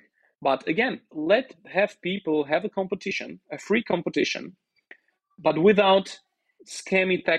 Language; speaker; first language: English; non-native, fluent; Slovak